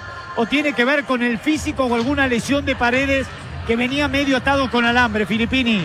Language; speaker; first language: Spanish; native; Spanish